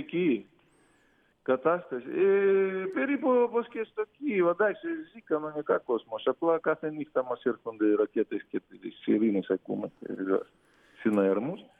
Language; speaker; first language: Greek; non-native, fluent; Russian